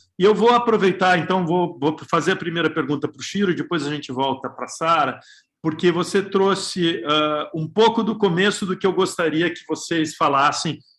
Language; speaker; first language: Portuguese; native; Portuguese